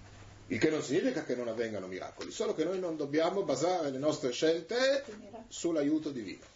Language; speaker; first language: Italian; native; Italian